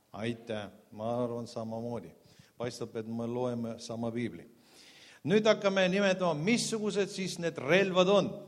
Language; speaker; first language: Estonian; non-native, local second language; Russian